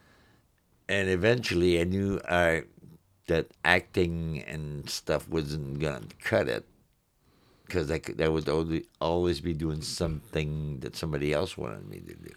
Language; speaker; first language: English; non-native, fluent; French